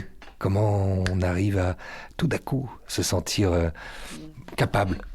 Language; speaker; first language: French; native; French